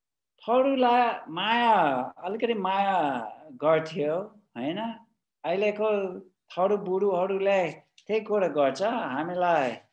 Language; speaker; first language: Nepali; non-native, fluent; English